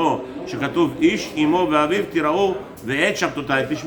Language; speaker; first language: Hebrew; early bilingual, heritage; English